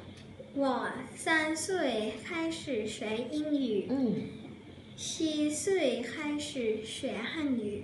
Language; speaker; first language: Chinese; non-native, learner; Thai